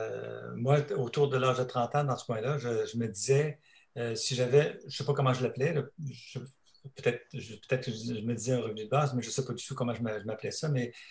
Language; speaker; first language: French; native; French